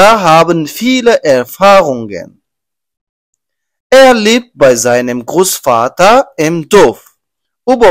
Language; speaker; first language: German; non-native, learner; Persian